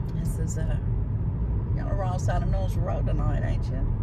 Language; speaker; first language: English; native; English